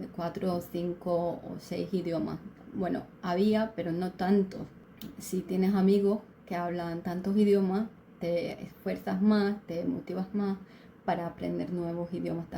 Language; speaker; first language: Spanish; non-native, fluent; Turkish